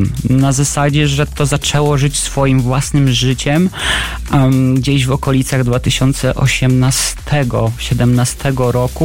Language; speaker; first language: Polish; native; Polish